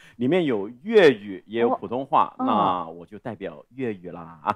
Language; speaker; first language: Chinese; non-native, local second language; Cantonese